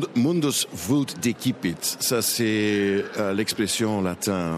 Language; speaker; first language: French; non-native, local second language; Dutch